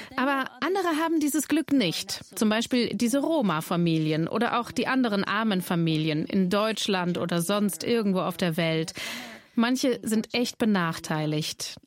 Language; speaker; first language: German; non-native, fluent; English